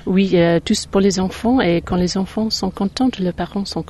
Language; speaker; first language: French; non-native, fluent; English